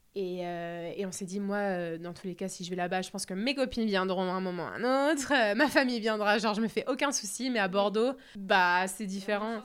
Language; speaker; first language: French; native; French